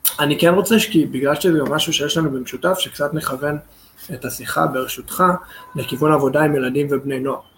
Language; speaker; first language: Hebrew; non-native, fluent; English